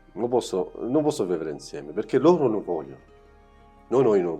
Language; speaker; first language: Italian; non-native, learner; Arabic